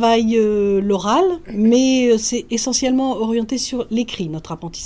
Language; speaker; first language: French; native; French